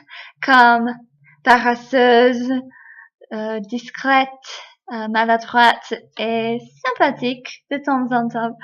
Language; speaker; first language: French; non-native, learner; English